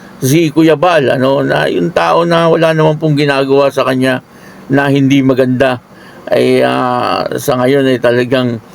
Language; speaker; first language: Filipino; native; Filipino